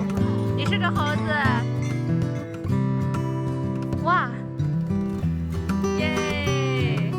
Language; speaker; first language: Chinese; native; Chinese